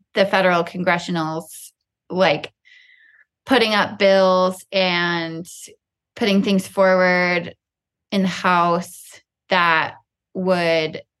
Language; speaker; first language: English; native; English